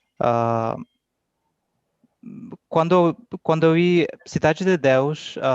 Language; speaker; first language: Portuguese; non-native, learner; Spanish